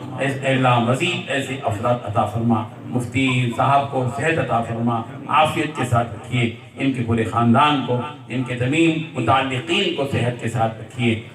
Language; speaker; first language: Urdu; native; Urdu